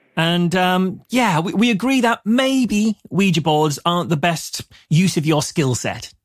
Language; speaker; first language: English; native; English